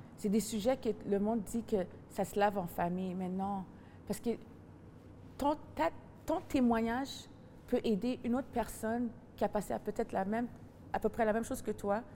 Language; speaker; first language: French; native; French